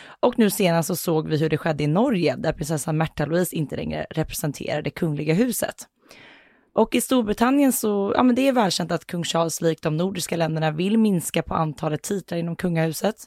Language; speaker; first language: Swedish; native; Swedish